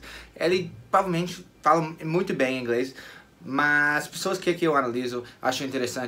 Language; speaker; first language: Portuguese; non-native, fluent; English